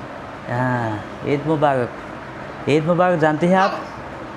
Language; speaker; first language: Hindi; non-native, learner; Bangla